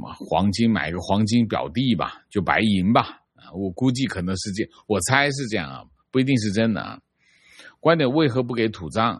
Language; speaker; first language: Chinese; native; Chinese